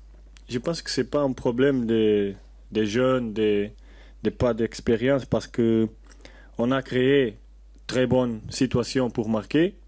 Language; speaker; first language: French; non-native, learner; Portuguese